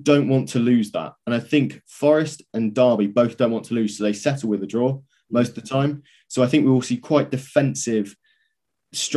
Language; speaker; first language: English; native; English